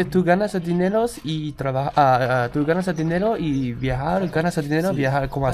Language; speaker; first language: Spanish; non-native, learner; Japanese